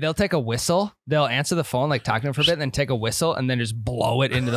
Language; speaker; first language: English; native; English